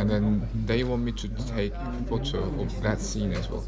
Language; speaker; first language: English; non-native, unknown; Korean